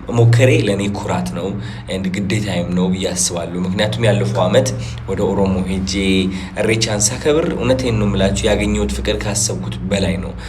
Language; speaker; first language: Amharic; non-native, local second language; Tigrinya